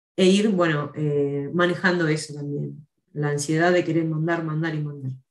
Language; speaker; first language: Spanish; native; Spanish